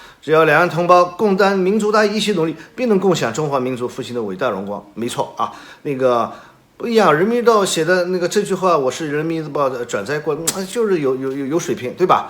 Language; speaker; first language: Chinese; native; Chinese